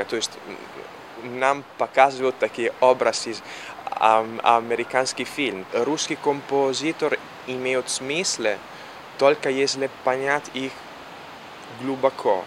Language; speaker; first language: Russian; non-native, fluent; Italian